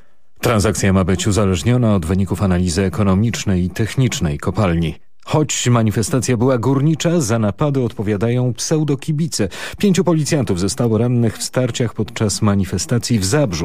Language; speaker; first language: Polish; native; Polish